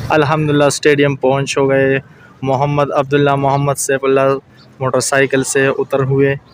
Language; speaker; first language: Urdu; non-native, local second language; Pashto